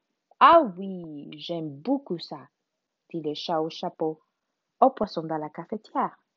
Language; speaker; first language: French; non-native, learner; Spanish